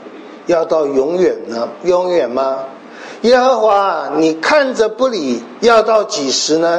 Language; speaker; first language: Chinese; native; Chinese